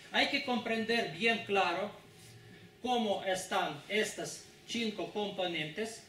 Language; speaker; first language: Spanish; non-native, fluent; Russian